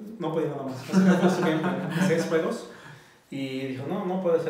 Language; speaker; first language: Spanish; non-native, fluent; German